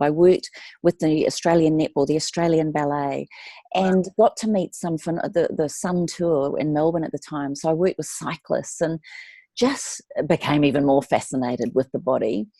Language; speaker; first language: English; native; English